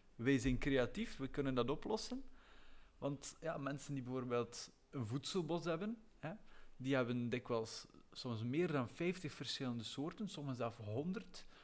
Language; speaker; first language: Dutch; native; Dutch